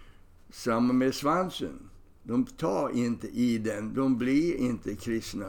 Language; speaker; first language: Swedish; non-native, fluent; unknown